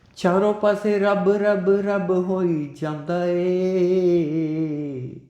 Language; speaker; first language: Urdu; non-native, local second language; Punjabi